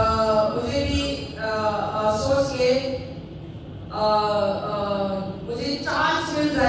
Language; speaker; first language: Hindi; non-native, local second language; Manipuri